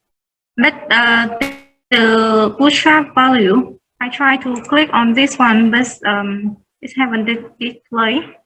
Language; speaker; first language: English; non-native, learner; Vietnamese